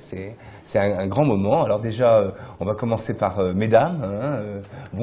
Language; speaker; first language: French; native; French